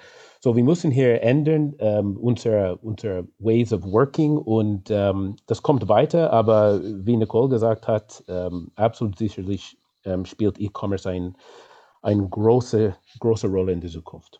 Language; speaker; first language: German; non-native, fluent; English